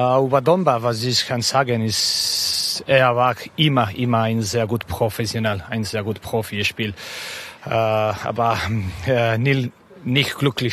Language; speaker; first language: German; non-native, learner; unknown